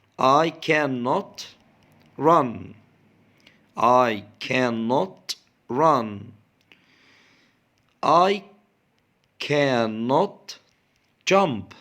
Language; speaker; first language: English; non-native, fluent; Arabic